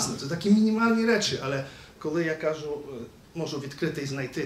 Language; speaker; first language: Ukrainian; native; Ukrainian